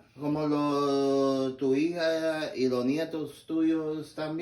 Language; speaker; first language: Spanish; early bilingual, heritage; English